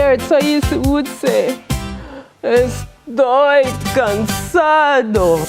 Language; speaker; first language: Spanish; non-native, fluent; English